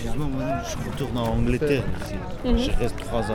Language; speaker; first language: French; non-native, learner; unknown